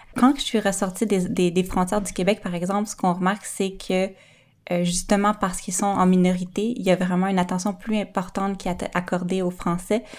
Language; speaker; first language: French; native; French